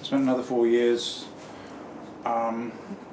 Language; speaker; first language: English; native; English